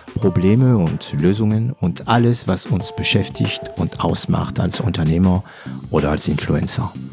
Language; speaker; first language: German; non-native, fluent; French